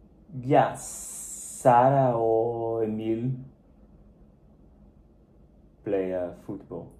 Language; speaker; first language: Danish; non-native, learner; Portuguese